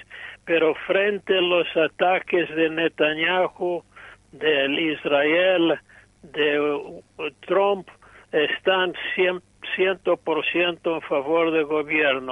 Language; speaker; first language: Spanish; non-native, fluent; English